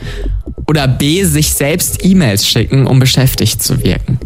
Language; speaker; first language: German; native; German